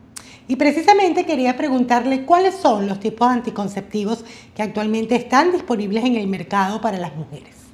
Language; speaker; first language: Spanish; native; Spanish